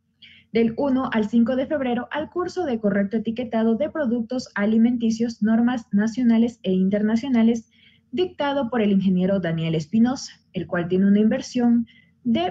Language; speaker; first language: Spanish; native; Spanish